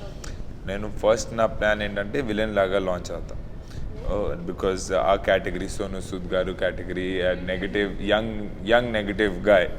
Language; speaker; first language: Telugu; non-native, learner; Hindi